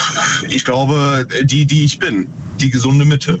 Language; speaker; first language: German; native; German